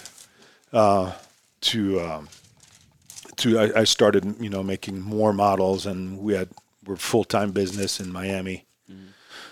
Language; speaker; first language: English; non-native, fluent; French